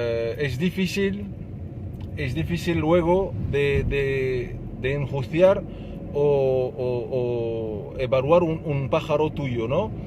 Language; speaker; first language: Spanish; non-native, fluent; Arabic